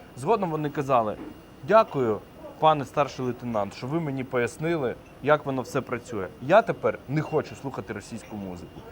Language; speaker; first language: Ukrainian; native; Ukrainian